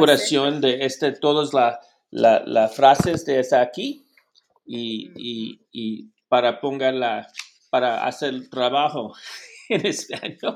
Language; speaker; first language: Spanish; non-native, learner; English